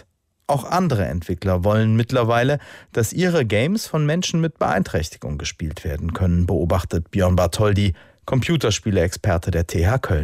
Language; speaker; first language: German; native; German